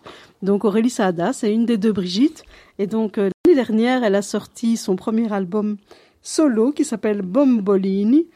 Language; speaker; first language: French; native; French